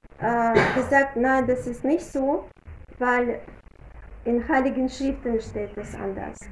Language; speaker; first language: German; non-native, fluent; Russian